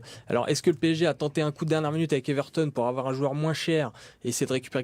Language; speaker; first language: French; native; French